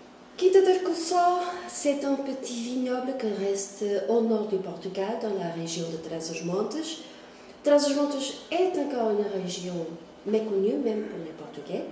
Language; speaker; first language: French; non-native, fluent; Portuguese